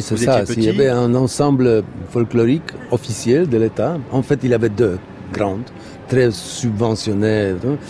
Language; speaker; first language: French; non-native, fluent; Polish